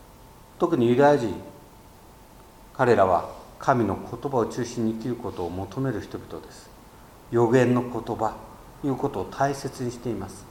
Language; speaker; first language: Japanese; native; Japanese